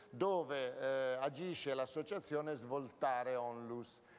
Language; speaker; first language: Italian; native; Italian